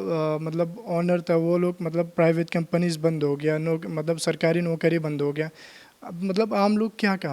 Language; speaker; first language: Hindi; non-native, learner; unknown